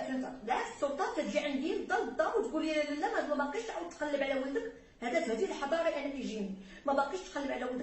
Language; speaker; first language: Arabic; native; Arabic